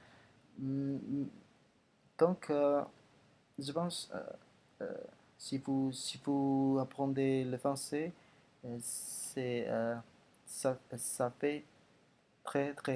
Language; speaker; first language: French; non-native, learner; Indonesian